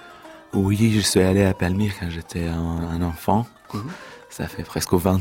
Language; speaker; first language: French; non-native, fluent; Arabic